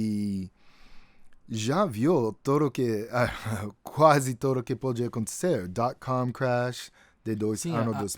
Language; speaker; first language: Portuguese; non-native, fluent; English